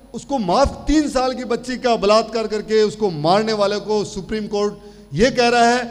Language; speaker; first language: Hindi; native; Hindi